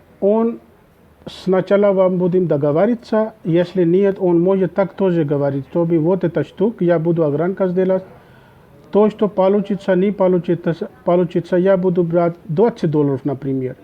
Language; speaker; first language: Russian; non-native, learner; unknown